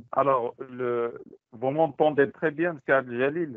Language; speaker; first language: French; non-native, local second language; Tachelhit